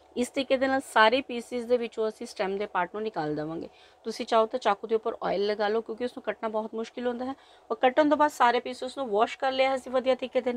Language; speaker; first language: Hindi; non-native, local second language; Punjabi